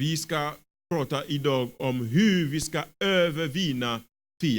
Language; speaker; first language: Swedish; non-native, fluent; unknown